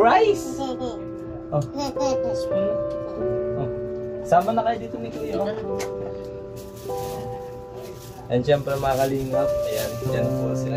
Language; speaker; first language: Filipino; non-native, local second language; Bikol